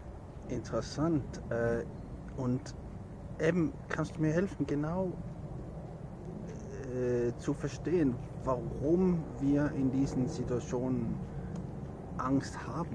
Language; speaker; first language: German; non-native, fluent; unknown